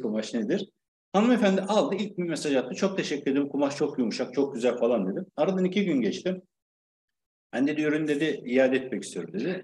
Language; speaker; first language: Turkish; native; Turkish